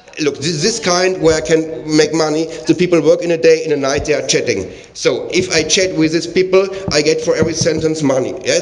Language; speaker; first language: English; non-native, learner; German